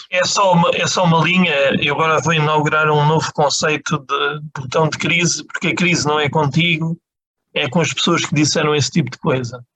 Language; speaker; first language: Portuguese; native; Portuguese